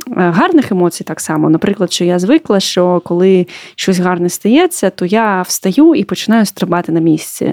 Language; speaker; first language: Ukrainian; non-native, local second language; Russian